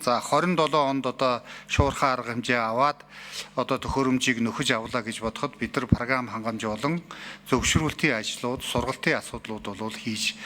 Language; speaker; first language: Mongolian; native; Mongolian